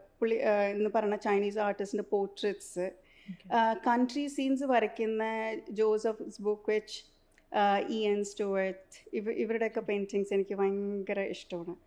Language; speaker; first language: Malayalam; early bilingual, heritage; Malayalam